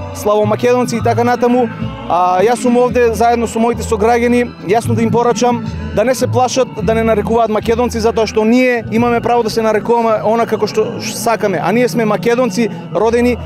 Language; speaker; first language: Macedonian; native; Macedonian